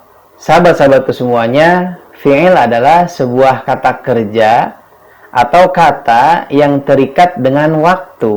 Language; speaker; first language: Indonesian; native; Indonesian